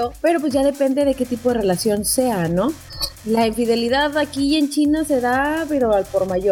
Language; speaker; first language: Spanish; native; Spanish